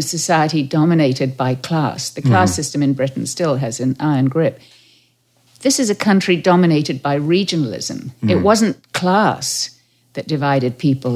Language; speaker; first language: English; native; English